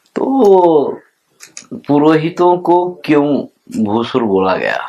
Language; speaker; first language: Hindi; non-native, local second language; Telugu